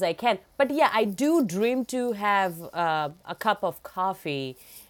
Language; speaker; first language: English; non-native, local second language; Bangla